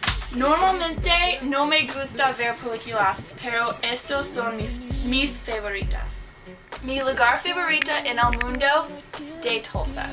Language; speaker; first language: Spanish; non-native, learner; English